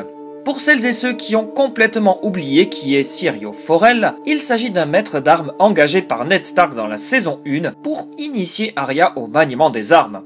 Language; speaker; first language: French; native; French